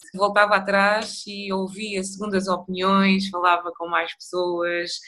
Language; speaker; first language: Portuguese; early bilingual, other home language; Upper Guinea Crioulo